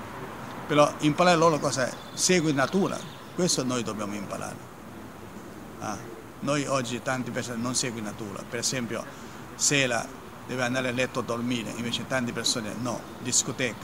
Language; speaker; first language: Italian; non-native, learner; Chinese